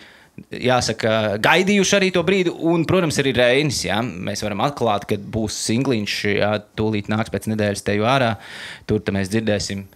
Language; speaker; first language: Latvian; native; Latvian